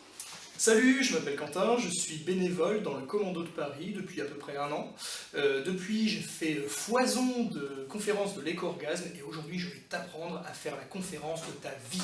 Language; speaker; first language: French; native; French